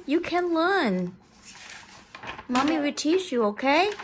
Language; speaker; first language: English; non-native, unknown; Thai